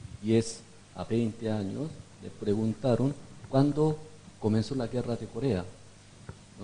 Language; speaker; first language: Spanish; non-native, fluent; Korean